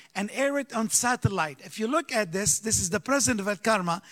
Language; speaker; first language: English; early bilingual, other home language; Arabic